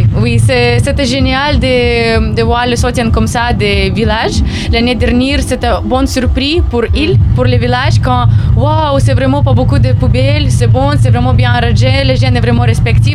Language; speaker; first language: French; non-native, learner; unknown